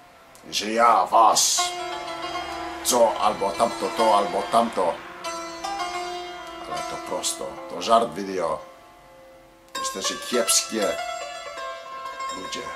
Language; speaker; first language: Polish; early bilingual, heritage; English